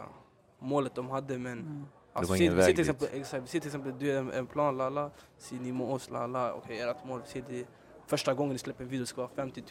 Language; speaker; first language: Swedish; early bilingual, other home language; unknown